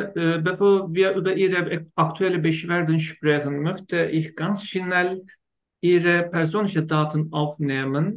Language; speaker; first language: German; non-native, learner; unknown